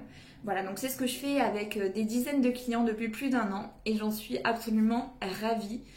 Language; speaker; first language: French; native; French